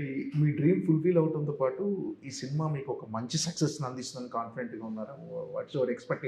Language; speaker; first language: Telugu; native; Telugu